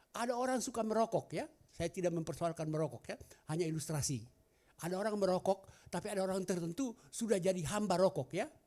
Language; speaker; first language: Indonesian; non-native, local second language; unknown